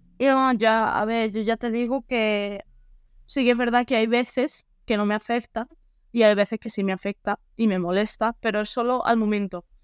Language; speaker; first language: Spanish; native; Spanish